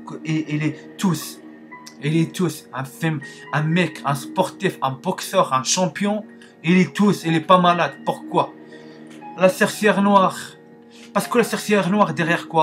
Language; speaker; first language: French; non-native, learner; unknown